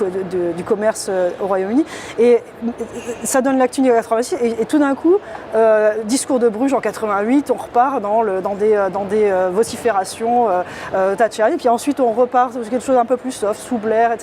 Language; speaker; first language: French; native; French